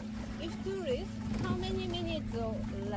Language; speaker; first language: English; non-native, learner; Japanese